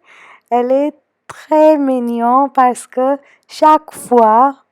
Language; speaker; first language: French; non-native, fluent; Hindi